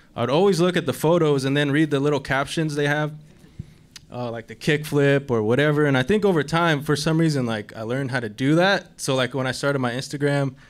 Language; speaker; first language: English; native; English